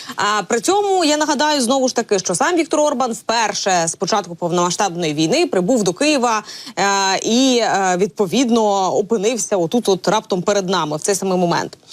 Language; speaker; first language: Ukrainian; native; Ukrainian